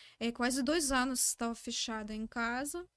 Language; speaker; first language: Portuguese; non-native, learner; Russian